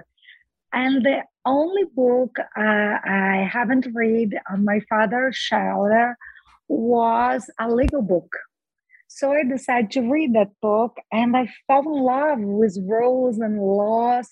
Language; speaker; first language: English; non-native, fluent; Portuguese